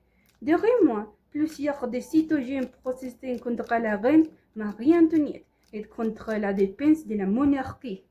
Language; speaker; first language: French; non-native, learner; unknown